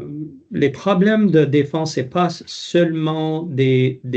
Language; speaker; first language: French; non-native, local second language; English